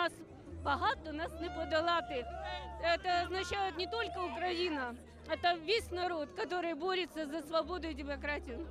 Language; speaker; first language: Ukrainian; non-native, local second language; Russian